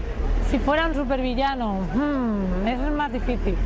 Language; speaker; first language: Spanish; native; Spanish